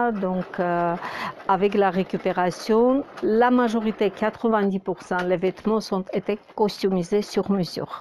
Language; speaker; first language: French; non-native, fluent; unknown